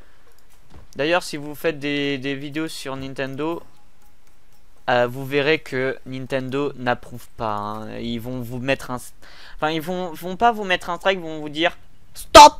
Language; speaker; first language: French; native; French